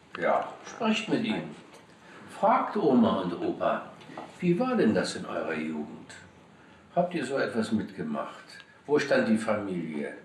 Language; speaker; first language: German; native; German